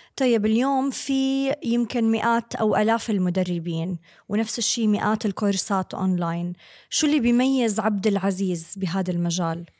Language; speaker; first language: Arabic; native; Arabic